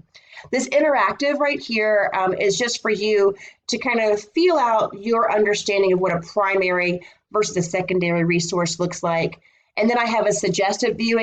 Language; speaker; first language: English; native; English